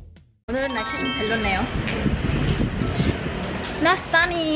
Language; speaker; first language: Korean; non-native, learner; Vietnamese